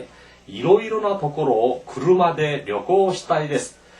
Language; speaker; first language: Japanese; non-native, fluent; Korean